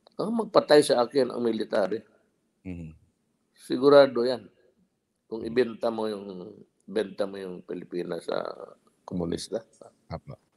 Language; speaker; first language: Filipino; non-native, local second language; Cebuano